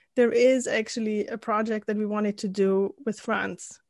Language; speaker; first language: English; non-native, fluent; German